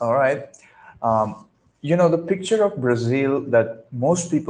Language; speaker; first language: English; non-native, local second language; Marathi